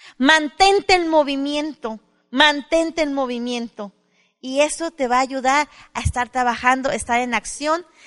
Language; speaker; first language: Spanish; native; Spanish